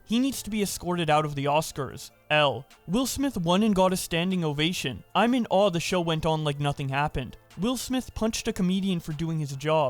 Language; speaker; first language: English; native; English